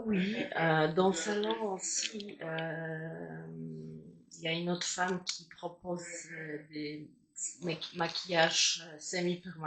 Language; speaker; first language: French; non-native, fluent; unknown